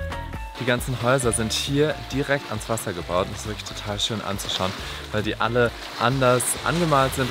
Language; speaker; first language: German; native; German